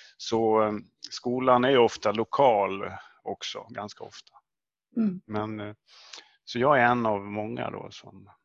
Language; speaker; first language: Swedish; native; Swedish